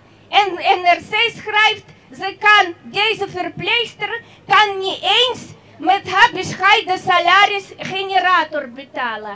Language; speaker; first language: Dutch; non-native, fluent; Russian